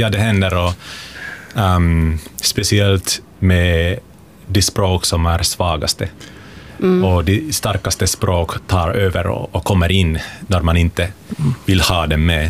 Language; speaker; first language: Swedish; non-native, fluent; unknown